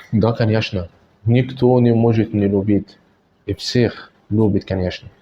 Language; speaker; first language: Russian; non-native, learner; Arabic